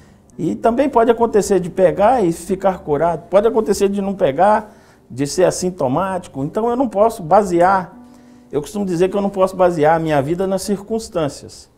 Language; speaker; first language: Portuguese; native; Portuguese